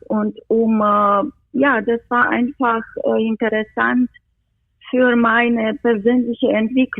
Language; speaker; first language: German; non-native, fluent; Romanian